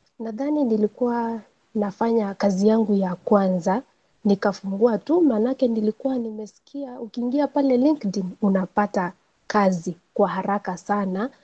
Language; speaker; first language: Swahili; non-native, local second language; Gusii